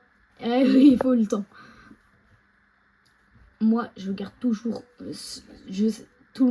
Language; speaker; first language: French; native; French